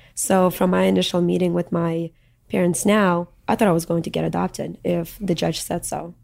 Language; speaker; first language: English; early bilingual, other home language; Russian